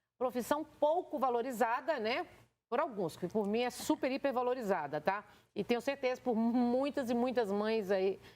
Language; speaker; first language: Portuguese; native; Portuguese